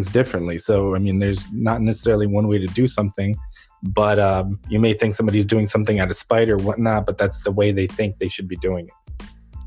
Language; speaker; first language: English; native; English